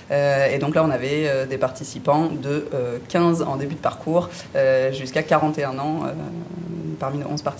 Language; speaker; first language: French; native; French